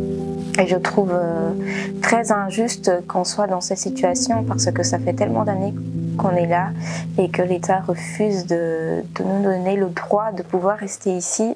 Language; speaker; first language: French; early bilingual, other home language; Portuguese